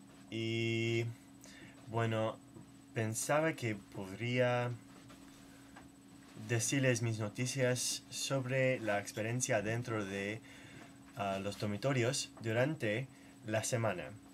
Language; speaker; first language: Spanish; non-native, learner; English